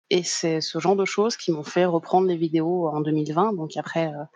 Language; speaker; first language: French; native; French